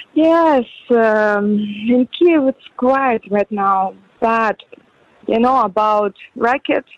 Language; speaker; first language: English; non-native, learner; Ukrainian